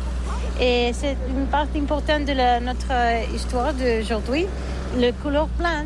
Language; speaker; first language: French; non-native, learner; Catalan